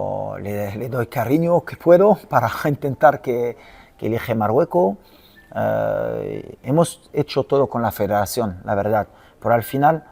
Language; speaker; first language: Spanish; non-native, fluent; French